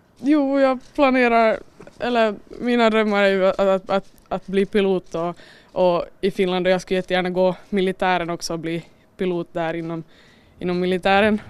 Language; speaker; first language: Swedish; native; Swedish